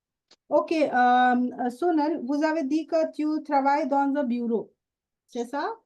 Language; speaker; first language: French; non-native, fluent; Hindi